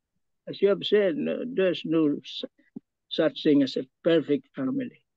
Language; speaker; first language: English; non-native, local second language; Filipino